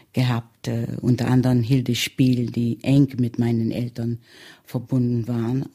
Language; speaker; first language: German; early bilingual, heritage; German